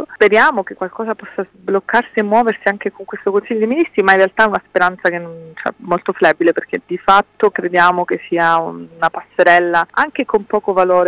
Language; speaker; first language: Italian; native; Italian